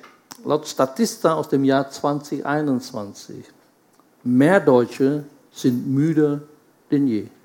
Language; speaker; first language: German; non-native, fluent; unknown